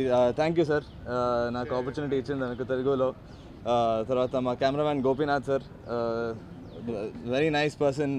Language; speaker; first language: Telugu; non-native, learner; Kannada